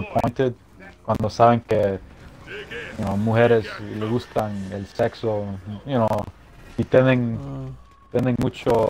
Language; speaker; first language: Spanish; early bilingual, heritage; Spanish